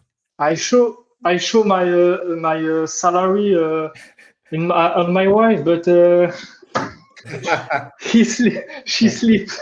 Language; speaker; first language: English; non-native, learner; French